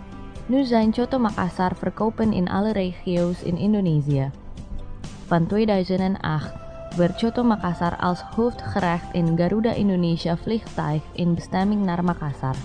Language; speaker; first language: Dutch; non-native, fluent; Indonesian